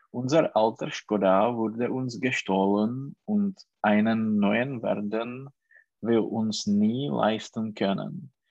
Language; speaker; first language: German; non-native, learner; Czech